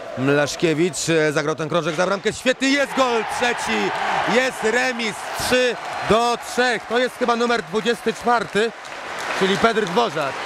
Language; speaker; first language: Polish; native; Polish